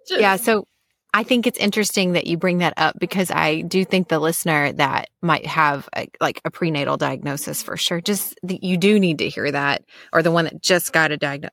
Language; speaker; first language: English; native; English